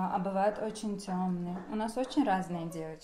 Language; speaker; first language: Russian; non-native, local second language; Uzbek